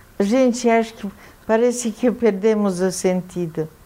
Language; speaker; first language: Portuguese; non-native, fluent; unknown